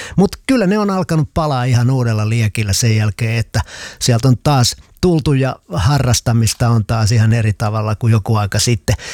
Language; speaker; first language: Finnish; native; Finnish